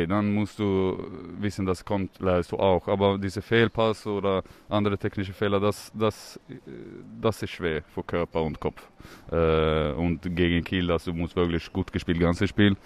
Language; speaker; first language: German; non-native, learner; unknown